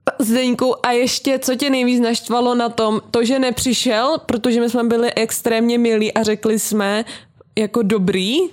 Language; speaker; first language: Czech; native; Czech